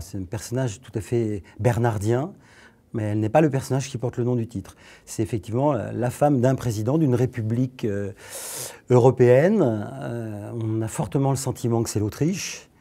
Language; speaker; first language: French; native; French